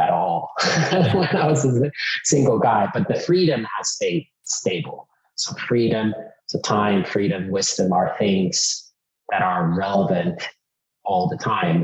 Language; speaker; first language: English; non-native, fluent; Finnish